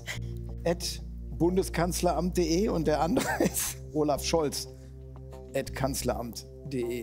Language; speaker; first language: German; native; German